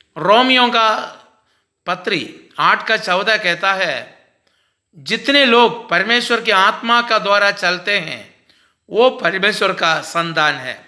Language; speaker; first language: Hindi; non-native, local second language; Malayalam